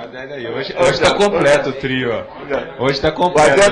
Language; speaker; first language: Portuguese; native; Portuguese